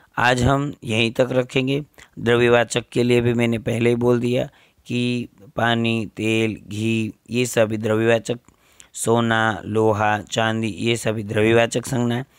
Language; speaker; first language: Hindi; non-native, local second language; Gujarati